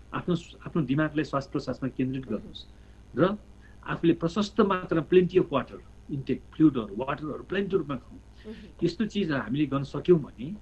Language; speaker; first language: Nepali; native; Nepali